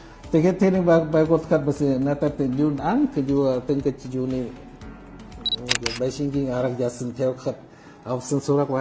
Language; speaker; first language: Mongolian; non-native, fluent; Lao